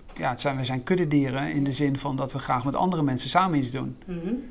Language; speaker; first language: Dutch; native; Dutch